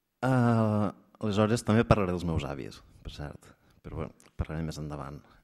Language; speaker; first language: Catalan; native; Catalan